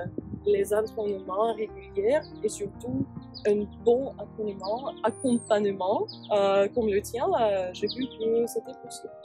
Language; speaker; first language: French; non-native, fluent; English